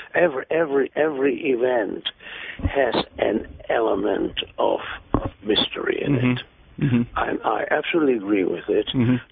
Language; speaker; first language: English; non-native, fluent; Hungarian